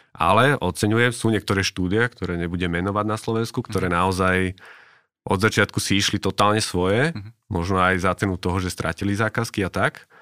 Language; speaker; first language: Slovak; native; Slovak